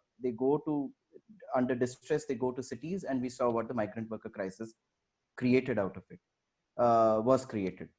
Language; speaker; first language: English; non-native, local second language; Hindi